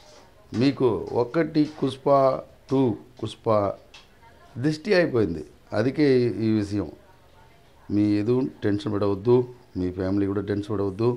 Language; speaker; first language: Telugu; non-native, local second language; Tamil